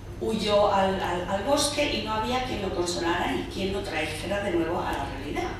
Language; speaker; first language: Spanish; early bilingual, heritage; Spanish